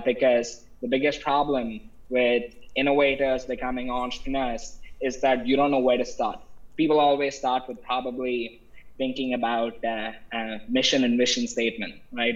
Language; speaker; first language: English; non-native, local second language; Tamil